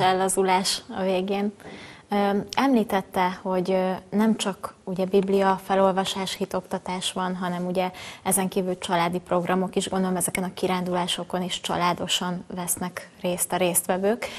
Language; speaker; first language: Hungarian; native; Hungarian